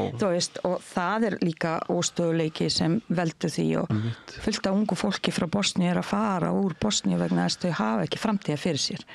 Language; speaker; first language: Icelandic; non-native, fluent; Bosnian